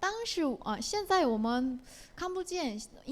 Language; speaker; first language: Chinese; non-native, learner; Korean